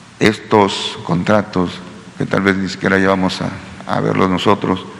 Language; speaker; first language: Spanish; native; Spanish